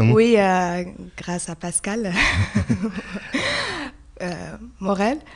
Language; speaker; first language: French; non-native, learner; Arabic